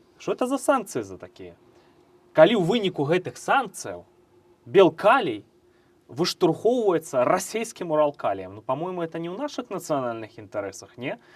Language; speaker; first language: Belarusian; native; Belarusian